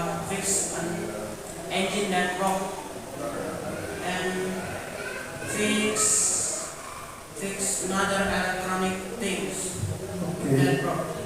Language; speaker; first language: English; non-native, learner; Indonesian